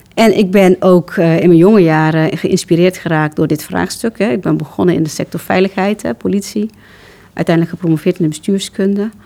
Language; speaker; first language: Dutch; early bilingual, other home language; Turkish